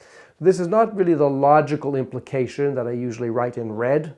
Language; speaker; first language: English; native; English